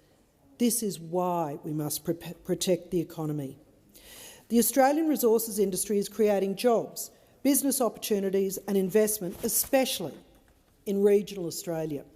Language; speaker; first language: English; native; English